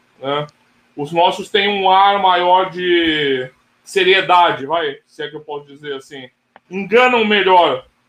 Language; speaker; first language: Portuguese; native; Portuguese